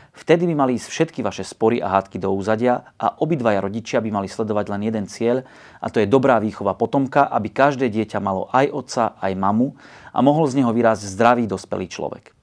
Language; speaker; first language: Slovak; native; Slovak